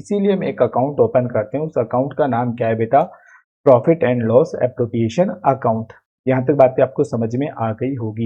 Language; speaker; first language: Hindi; native; Hindi